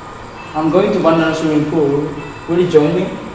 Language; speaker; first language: English; non-native, learner; Indonesian